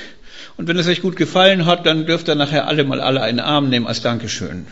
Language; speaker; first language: German; native; German